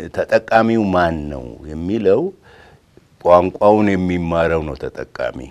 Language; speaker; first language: Amharic; non-native, local second language; Oromo